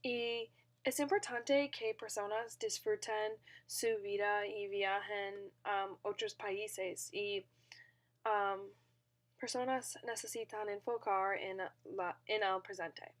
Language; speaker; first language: Spanish; non-native, learner; English